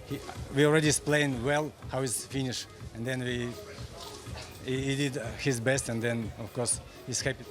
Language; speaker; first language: English; non-native, fluent; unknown